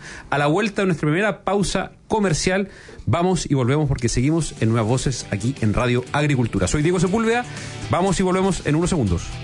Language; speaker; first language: Spanish; native; Spanish